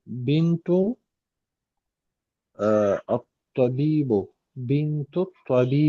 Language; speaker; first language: Arabic; non-native, learner; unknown